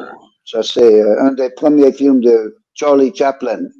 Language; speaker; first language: French; non-native, learner; English